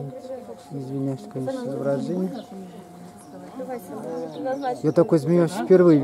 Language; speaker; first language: Russian; native; Russian